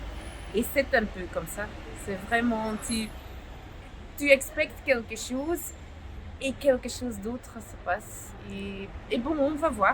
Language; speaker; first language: French; non-native, local second language; Dutch